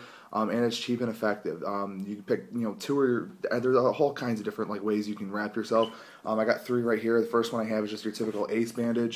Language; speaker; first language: English; native; English